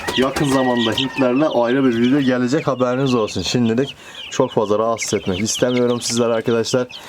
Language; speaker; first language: Turkish; native; Turkish